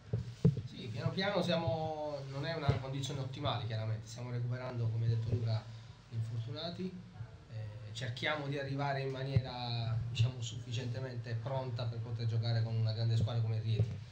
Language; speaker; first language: Italian; native; Italian